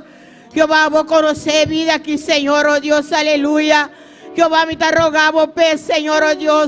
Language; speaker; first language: Spanish; non-native, learner; Papiamento